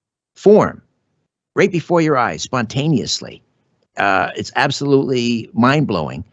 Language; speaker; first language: English; native; English